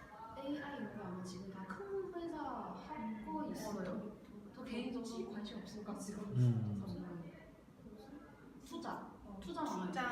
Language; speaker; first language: Korean; non-native, learner; Chinese